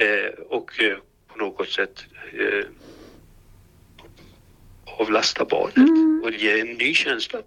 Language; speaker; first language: Swedish; non-native, fluent; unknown